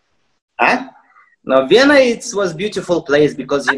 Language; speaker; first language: English; non-native, fluent; Russian